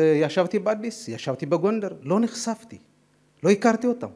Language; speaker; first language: Hebrew; non-native, fluent; Amharic